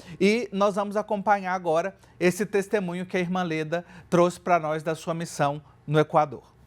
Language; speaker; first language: Portuguese; native; Portuguese